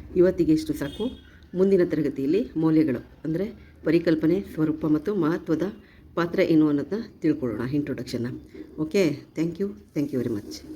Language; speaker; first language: Kannada; native; Kannada